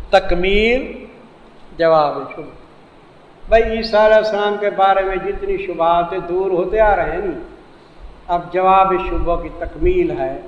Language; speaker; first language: Urdu; non-native, local second language; Saraiki